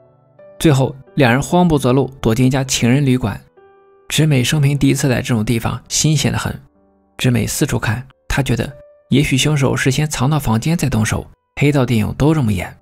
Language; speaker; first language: Chinese; native; Chinese